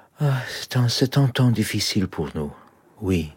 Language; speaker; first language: French; non-native, learner; Polish